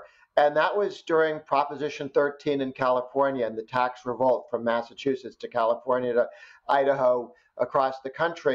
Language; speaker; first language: English; native; English